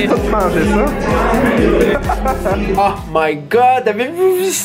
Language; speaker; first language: French; native; French